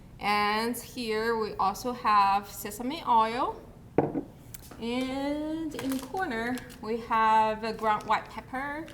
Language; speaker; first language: English; non-native, fluent; Chinese